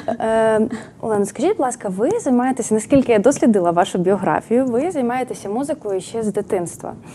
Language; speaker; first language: Ukrainian; native; Ukrainian